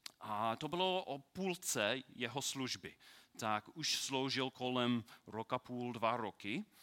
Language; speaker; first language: Czech; non-native, learner; English